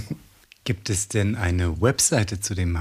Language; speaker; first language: German; native; German